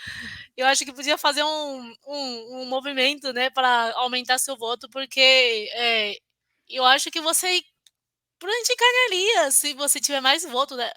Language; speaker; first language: Portuguese; non-native, fluent; Chinese